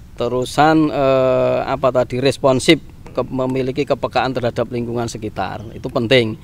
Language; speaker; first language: Indonesian; non-native, local second language; Javanese